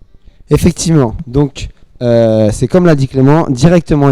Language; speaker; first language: French; native; French